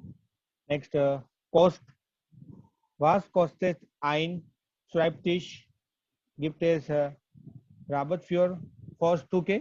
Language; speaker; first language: German; non-native, learner; Gujarati